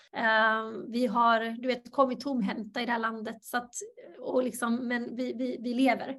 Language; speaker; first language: Swedish; early bilingual, other home language; Bosnian